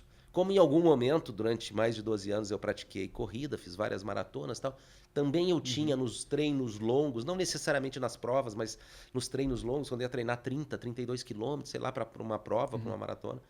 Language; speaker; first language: Portuguese; native; Portuguese